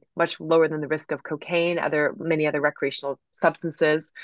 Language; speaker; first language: English; native; English